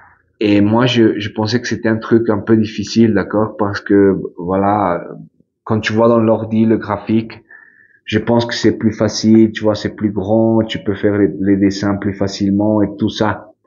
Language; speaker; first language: French; non-native, fluent; Spanish